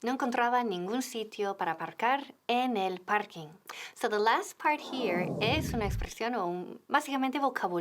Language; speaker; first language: Spanish; non-native, fluent; English